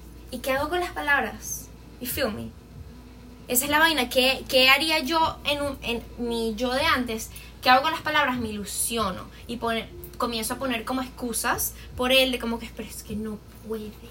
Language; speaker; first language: Spanish; native; Spanish